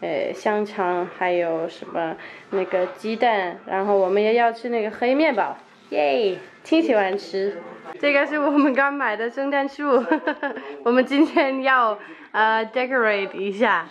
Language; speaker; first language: Chinese; non-native, fluent; Danish